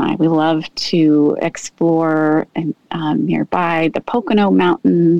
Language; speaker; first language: English; native; English